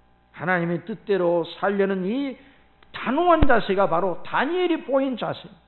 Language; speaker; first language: Korean; native; Korean